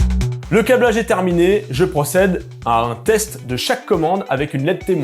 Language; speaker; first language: French; native; French